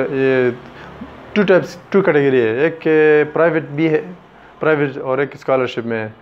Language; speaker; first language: Urdu; non-native, learner; Pashto